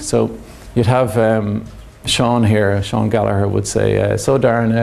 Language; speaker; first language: English; native; English